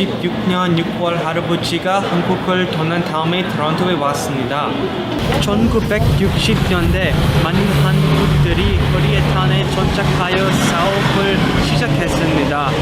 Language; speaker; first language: Korean; early bilingual, heritage; English